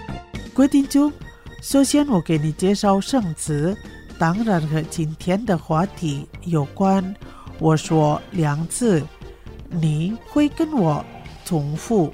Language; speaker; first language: Chinese; non-native, fluent; Indonesian